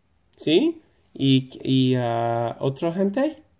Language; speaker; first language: Spanish; non-native, learner; English